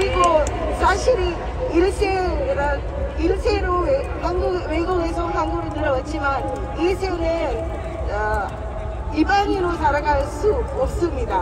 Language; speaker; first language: Korean; non-native, fluent; Sinhala